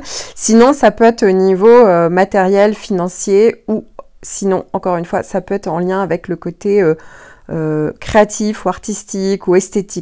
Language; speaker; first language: French; native; French